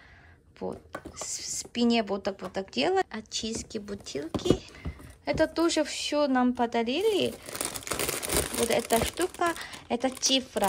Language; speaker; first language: Russian; non-native, learner; Korean